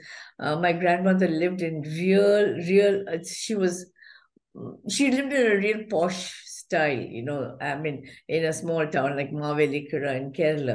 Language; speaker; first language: English; non-native, local second language; Malayalam